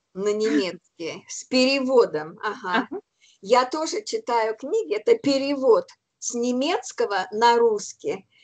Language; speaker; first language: Russian; native; Russian